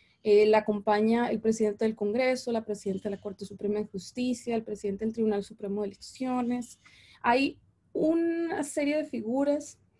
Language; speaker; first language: Spanish; native; Spanish